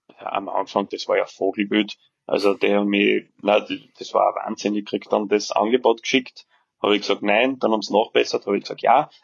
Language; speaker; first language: German; early bilingual, other home language; Serbian